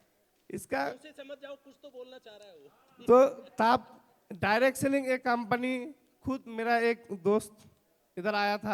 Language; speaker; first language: Hindi; non-native, local second language; Bangla